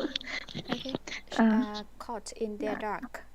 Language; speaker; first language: English; non-native, fluent; Vietnamese